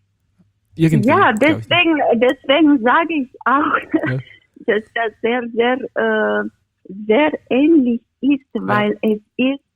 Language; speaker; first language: German; non-native, fluent; Romanian